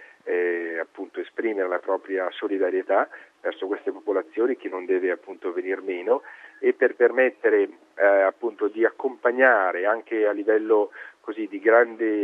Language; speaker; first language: Italian; native; Italian